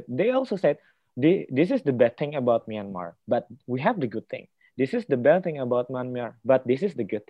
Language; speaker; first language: English; non-native, fluent; Indonesian